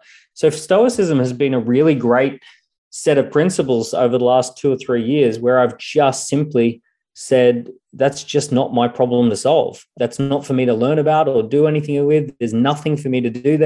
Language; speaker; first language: English; native; English